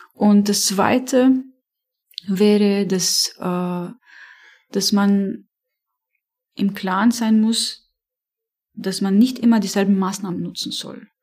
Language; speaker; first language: German; non-native, fluent; Arabic